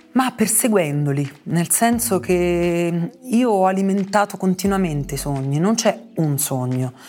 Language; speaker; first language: Italian; native; Italian